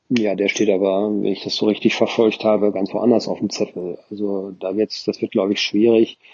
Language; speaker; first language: German; native; German